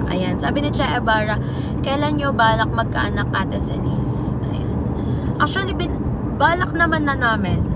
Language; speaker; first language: Filipino; non-native, local second language; Waray